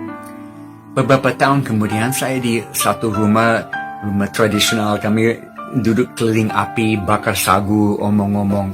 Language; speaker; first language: Indonesian; non-native, fluent; English